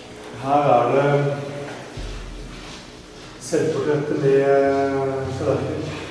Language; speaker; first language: Norwegian; native; Norwegian